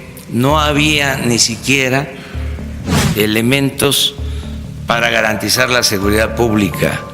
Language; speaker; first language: Spanish; native; Spanish